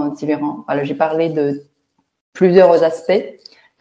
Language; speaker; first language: French; non-native, fluent; Chinese